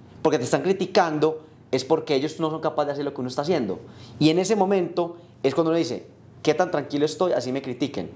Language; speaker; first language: Spanish; native; Spanish